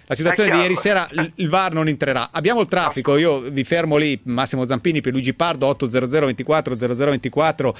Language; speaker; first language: Italian; native; Italian